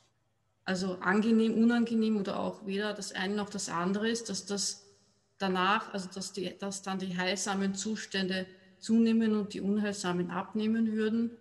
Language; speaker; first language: German; native; German